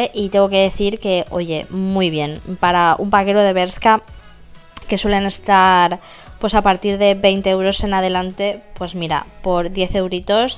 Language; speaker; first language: Spanish; native; Spanish